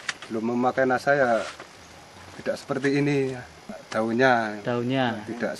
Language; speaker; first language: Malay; non-native, local second language; Javanese